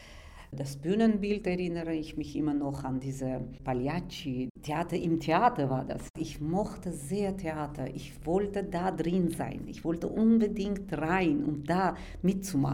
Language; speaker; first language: German; non-native, fluent; Armenian